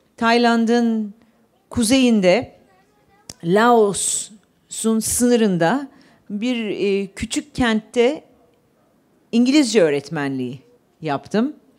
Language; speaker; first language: Turkish; native; Turkish